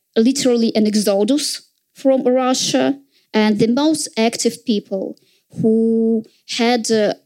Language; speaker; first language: English; non-native, fluent; Russian